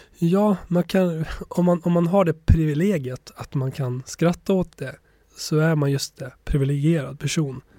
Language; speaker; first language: Swedish; early bilingual, other home language; Albanian